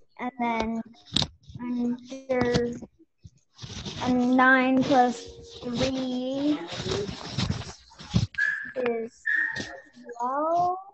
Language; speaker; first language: English; native; English